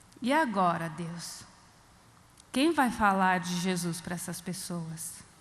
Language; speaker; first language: Portuguese; non-native, fluent; English